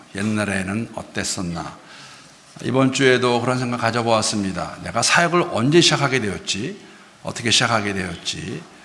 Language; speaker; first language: Korean; native; Korean